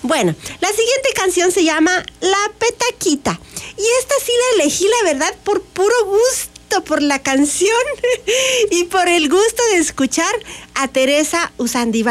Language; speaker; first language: Spanish; native; Spanish